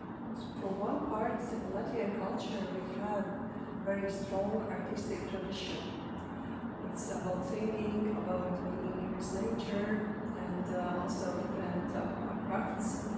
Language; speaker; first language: English; non-native, fluent; Latvian